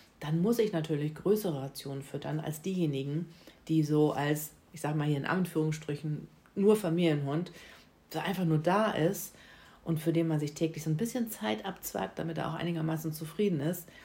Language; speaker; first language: German; native; German